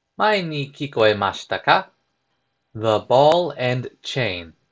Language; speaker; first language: Japanese; non-native, learner; English